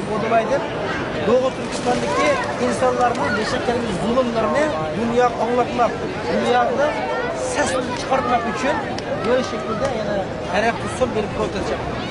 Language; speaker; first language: Turkish; non-native, learner; Uyghur